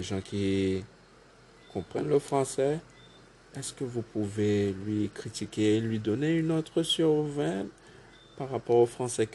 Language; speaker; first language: French; non-native, learner; English